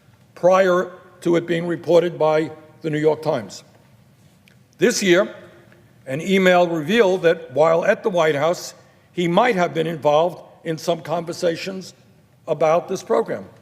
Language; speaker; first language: English; native; English